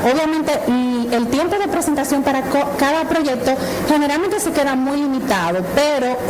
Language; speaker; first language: Spanish; native; Spanish